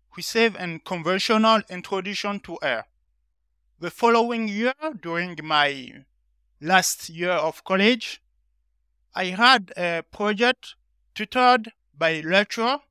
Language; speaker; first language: English; non-native, learner; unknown